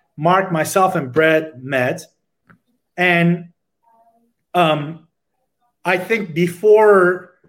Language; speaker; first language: English; non-native, fluent; Turkish